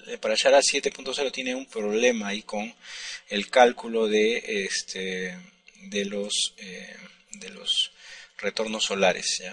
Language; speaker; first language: Spanish; native; Spanish